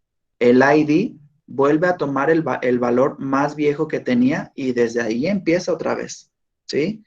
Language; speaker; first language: Spanish; native; Spanish